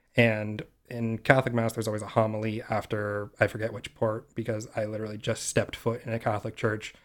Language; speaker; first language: English; native; English